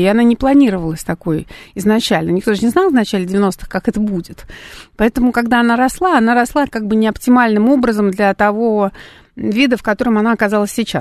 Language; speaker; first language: Russian; native; Russian